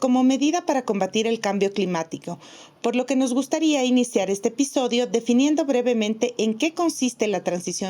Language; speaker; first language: Spanish; native; Spanish